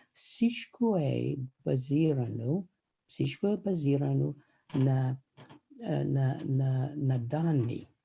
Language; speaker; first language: Bulgarian; non-native, fluent; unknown